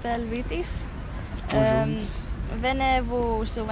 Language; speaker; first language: French; non-native, learner; Icelandic